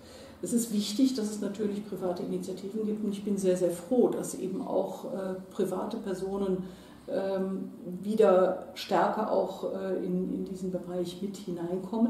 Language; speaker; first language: German; native; German